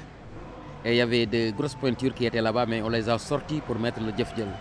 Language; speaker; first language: French; non-native, local second language; Wolof